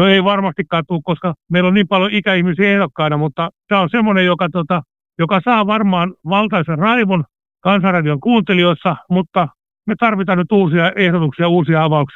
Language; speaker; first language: Finnish; native; Finnish